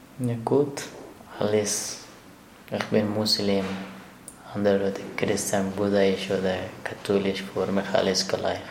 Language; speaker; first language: German; non-native, learner; Persian